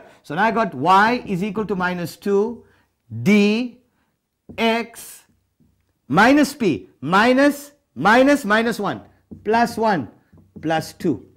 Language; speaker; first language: English; native; English